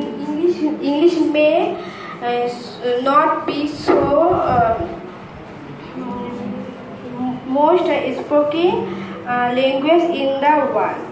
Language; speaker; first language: English; non-native, learner; Bangla